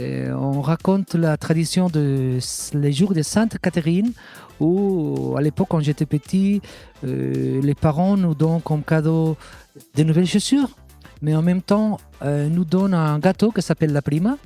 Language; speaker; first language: French; non-native, fluent; Catalan